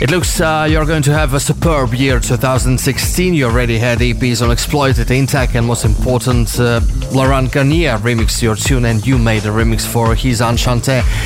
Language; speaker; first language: English; non-native, fluent; Russian